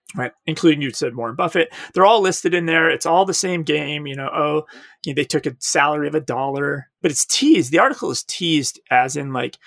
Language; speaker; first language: English; native; English